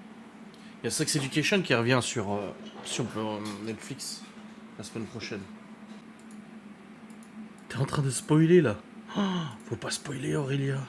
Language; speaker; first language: French; native; French